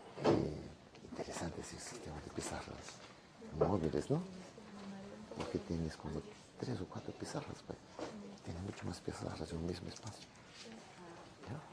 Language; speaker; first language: Spanish; non-native, fluent; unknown